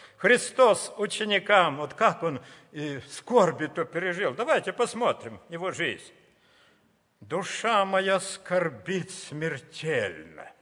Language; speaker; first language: Russian; native; Russian